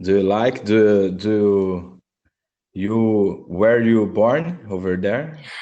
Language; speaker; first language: English; non-native, learner; Portuguese